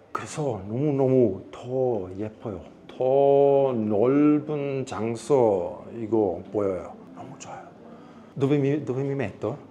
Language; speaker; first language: Korean; non-native, learner; Italian